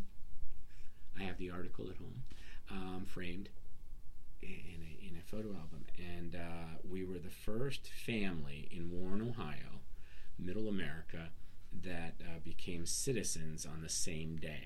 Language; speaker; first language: English; early bilingual, other home language; Serbian